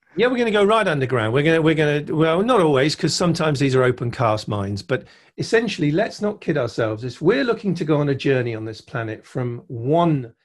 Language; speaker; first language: English; native; English